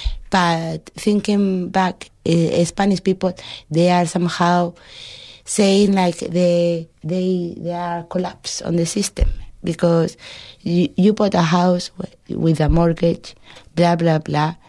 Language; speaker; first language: English; non-native, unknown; Spanish